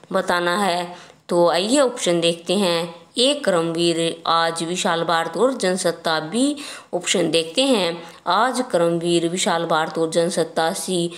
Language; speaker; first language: Hindi; native; Hindi